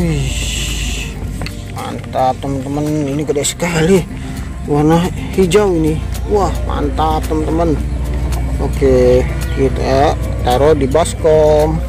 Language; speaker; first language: Indonesian; native; Indonesian